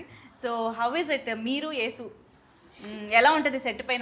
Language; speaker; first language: Telugu; native; Telugu